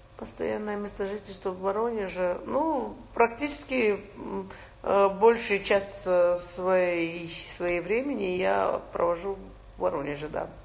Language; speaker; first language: Russian; non-native, local second language; Georgian